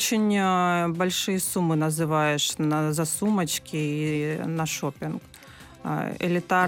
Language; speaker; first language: Russian; native; Russian